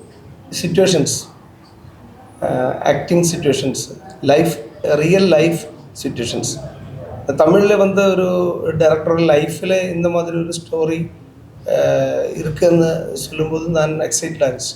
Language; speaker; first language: Tamil; non-native, learner; Malayalam